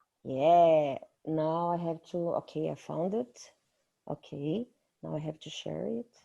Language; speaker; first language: English; non-native, fluent; Portuguese